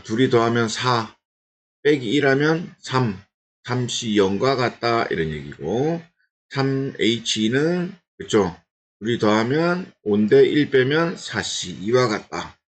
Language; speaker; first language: Korean; native; Korean